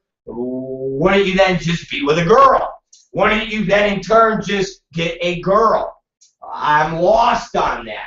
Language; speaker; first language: English; native; English